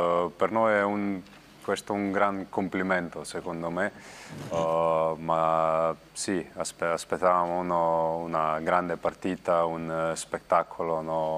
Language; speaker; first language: Italian; non-native, learner; Slovenian